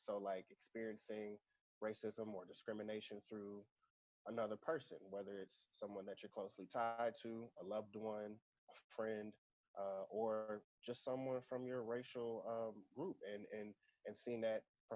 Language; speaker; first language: English; native; English